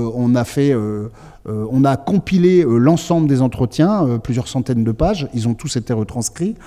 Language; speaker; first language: French; native; French